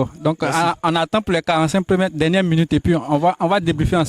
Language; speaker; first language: French; non-native, local second language; Wolof